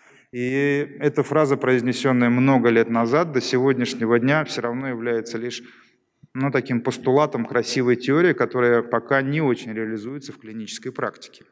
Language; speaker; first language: Russian; native; Russian